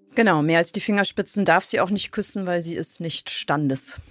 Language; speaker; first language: German; native; German